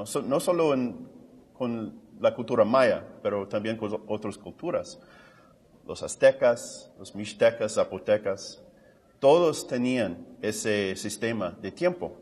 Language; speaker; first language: Spanish; non-native, fluent; English